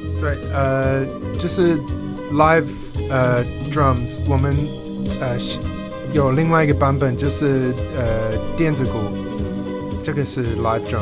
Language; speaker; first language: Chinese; non-native, fluent; English